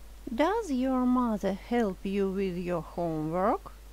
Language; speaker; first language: English; non-native, fluent; Russian